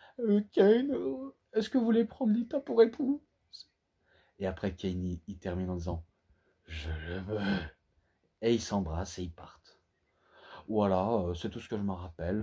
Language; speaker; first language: French; native; French